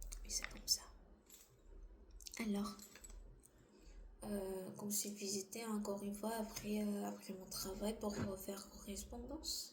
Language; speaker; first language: French; non-native, learner; Korean